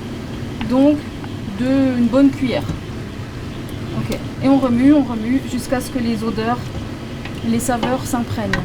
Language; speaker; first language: French; native; French